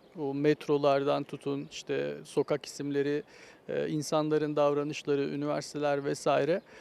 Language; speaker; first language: Turkish; native; Turkish